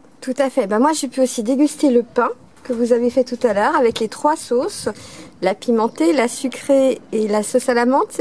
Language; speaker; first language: French; native; French